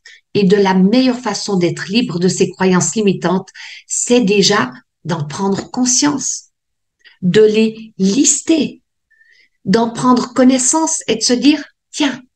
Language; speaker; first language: French; native; French